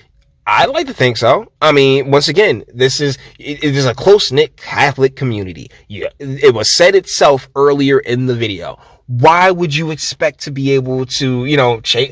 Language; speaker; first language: English; native; English